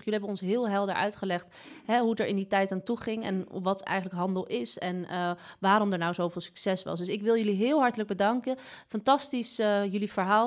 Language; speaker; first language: Dutch; native; Dutch